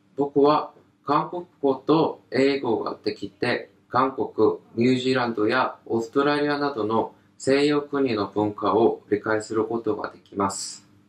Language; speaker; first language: Japanese; non-native, learner; Korean